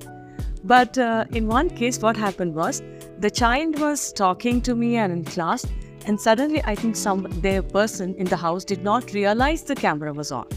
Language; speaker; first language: English; non-native, local second language; Kannada